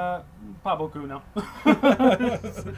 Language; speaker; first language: French; non-native, local second language; English